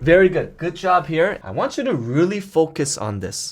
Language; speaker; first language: English; early bilingual, other home language; Korean